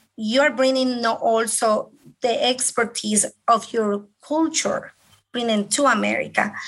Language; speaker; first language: English; non-native, fluent; Spanish